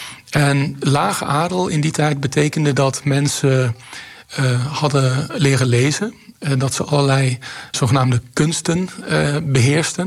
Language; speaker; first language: Dutch; native; Dutch